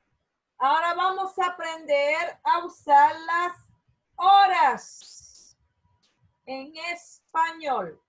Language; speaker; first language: Spanish; non-native, learner; Portuguese